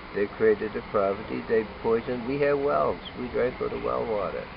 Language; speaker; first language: English; native; English